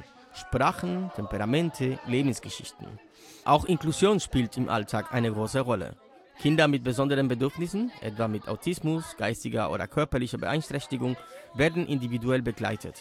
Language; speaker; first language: German; native; German